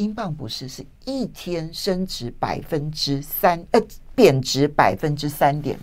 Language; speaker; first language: Chinese; native; Chinese